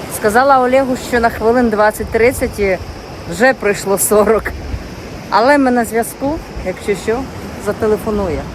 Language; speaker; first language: Ukrainian; native; Ukrainian